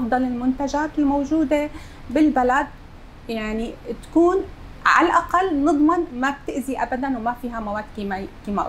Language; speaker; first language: Arabic; native; Arabic